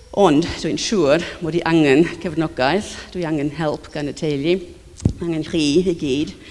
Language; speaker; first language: Welsh; non-native, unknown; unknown